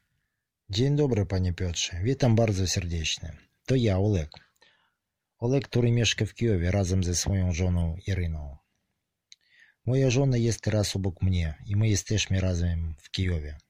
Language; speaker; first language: Polish; non-native, learner; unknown